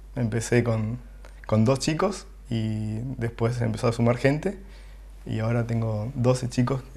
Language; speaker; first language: Spanish; native; Spanish